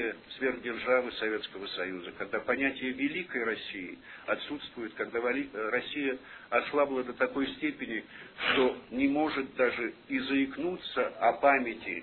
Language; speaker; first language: Russian; native; Russian